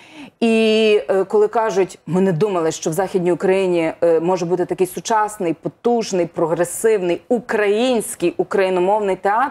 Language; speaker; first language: Ukrainian; native; Ukrainian